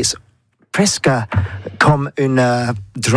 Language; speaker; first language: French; non-native, learner; English